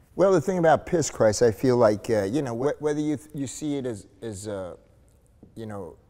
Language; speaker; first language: English; native; English